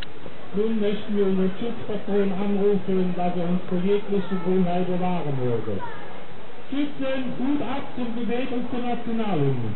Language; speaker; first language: German; native; German